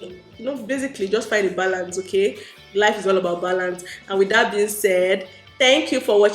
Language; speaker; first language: English; non-native, local second language; Yoruba